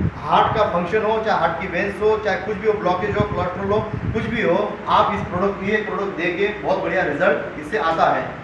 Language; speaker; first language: Hindi; non-native, local second language; Marathi